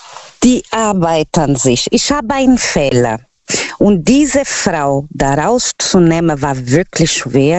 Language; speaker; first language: German; non-native, fluent; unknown